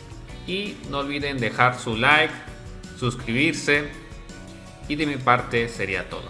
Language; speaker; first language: Spanish; native; Spanish